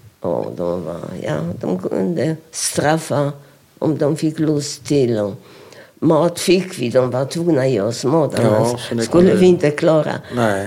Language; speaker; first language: Swedish; non-native, fluent; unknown